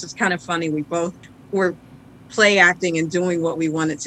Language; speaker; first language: English; native; English